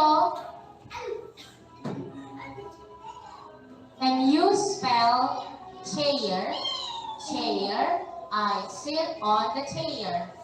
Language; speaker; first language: English; non-native, fluent; Indonesian